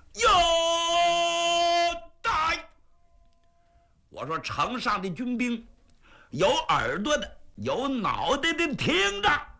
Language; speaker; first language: Chinese; native; Chinese